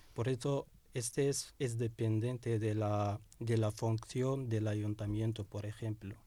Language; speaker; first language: Spanish; non-native, learner; Russian